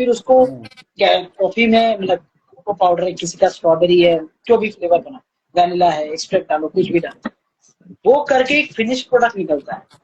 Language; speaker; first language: Hindi; non-native, local second language; Bangla